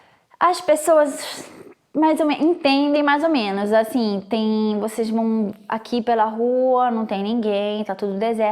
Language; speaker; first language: Portuguese; non-native, fluent; Italian